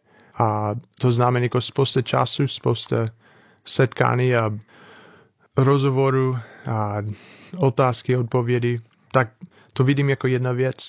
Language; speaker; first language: Czech; non-native, fluent; English